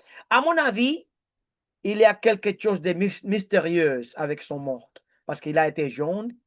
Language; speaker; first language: French; non-native, learner; Spanish